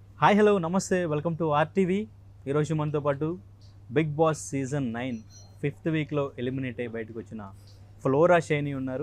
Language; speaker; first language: Telugu; native; Telugu